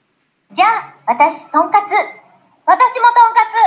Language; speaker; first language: Japanese; non-native, learner; Vietnamese